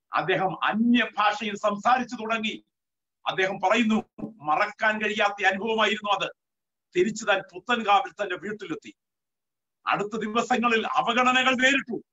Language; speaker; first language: Malayalam; native; Malayalam